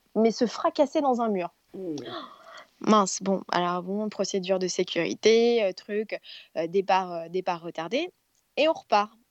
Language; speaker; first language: French; native; French